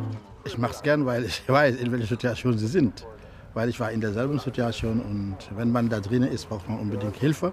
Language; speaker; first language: German; non-native, fluent; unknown